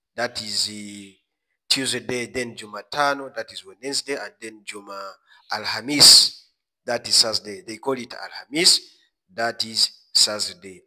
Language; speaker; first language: English; non-native, local second language; Swahili